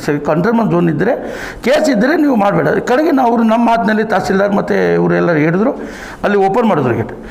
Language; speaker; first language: Kannada; non-native, local second language; Urdu